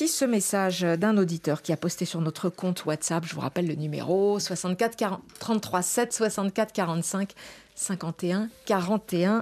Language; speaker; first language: French; native; French